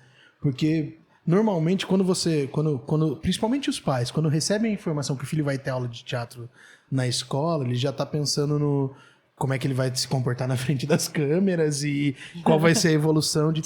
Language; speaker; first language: Portuguese; native; Portuguese